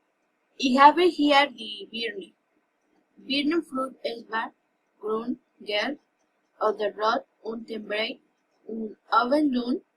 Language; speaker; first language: German; non-native, learner; Spanish